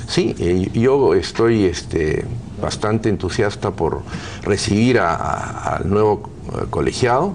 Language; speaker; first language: Spanish; native; Spanish